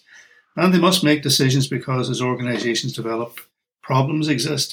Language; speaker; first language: English; native; English